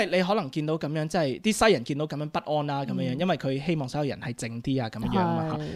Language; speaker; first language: Cantonese; native; Cantonese